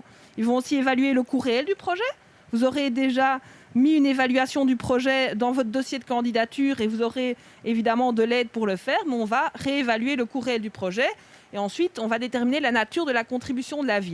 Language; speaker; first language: French; native; French